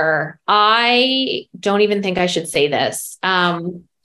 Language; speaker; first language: English; native; English